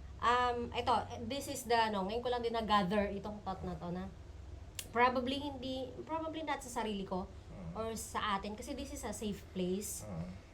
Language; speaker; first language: Filipino; native; Filipino